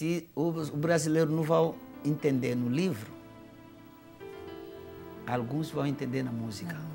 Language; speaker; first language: Portuguese; non-native, fluent; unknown